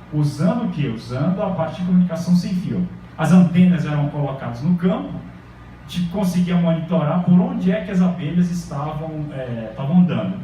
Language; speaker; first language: Portuguese; early bilingual, other home language; Japanese